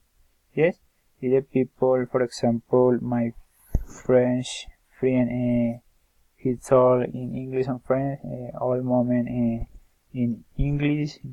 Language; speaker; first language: English; non-native, learner; Spanish